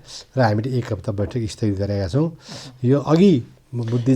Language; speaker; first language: Nepali; native; Nepali